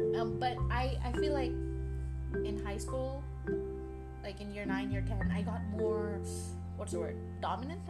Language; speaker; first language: English; early bilingual, other home language; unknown